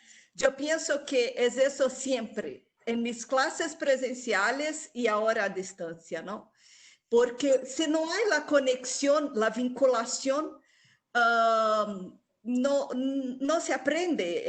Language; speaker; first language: Spanish; non-native, local second language; Portuguese